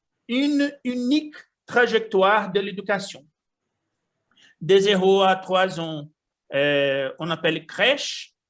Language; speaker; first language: French; non-native, fluent; Portuguese